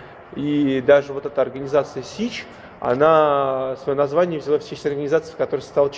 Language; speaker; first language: Russian; native; Russian